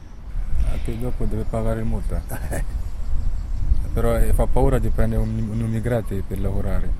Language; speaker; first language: Italian; non-native, learner; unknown